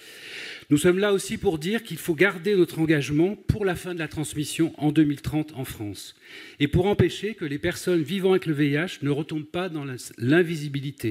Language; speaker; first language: French; native; French